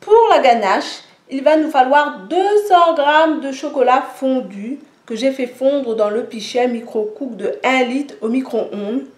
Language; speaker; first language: French; native; French